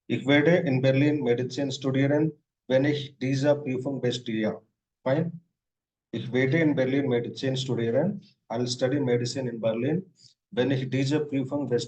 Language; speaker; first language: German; non-native, fluent; Hindi